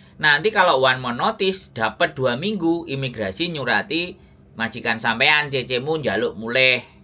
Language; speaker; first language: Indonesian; non-native, local second language; Javanese